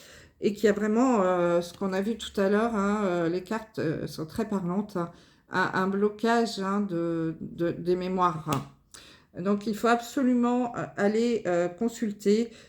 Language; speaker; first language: French; native; French